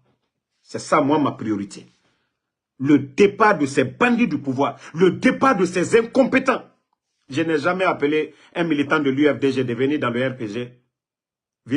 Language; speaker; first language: French; non-native, local second language; Mandingo